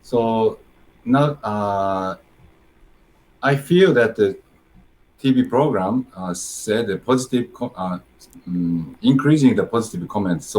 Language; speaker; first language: English; non-native, learner; Japanese